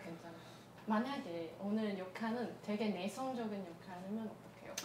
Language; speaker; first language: Korean; non-native, learner; Chinese